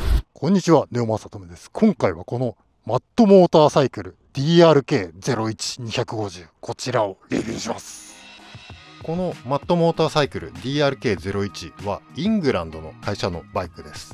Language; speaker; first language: Japanese; native; Japanese